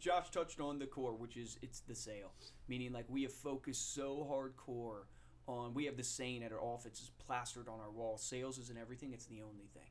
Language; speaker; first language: English; native; English